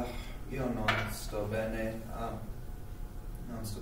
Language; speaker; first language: Italian; non-native, learner; English